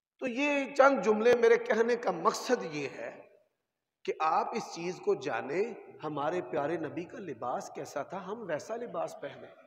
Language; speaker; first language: Urdu; non-native, local second language; Punjabi